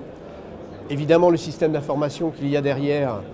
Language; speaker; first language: French; native; French